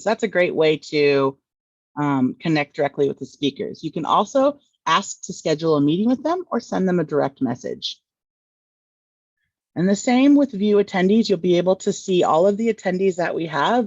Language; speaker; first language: English; native; English